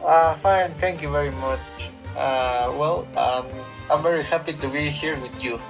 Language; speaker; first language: English; non-native, learner; Spanish